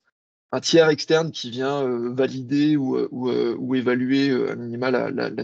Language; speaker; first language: French; native; French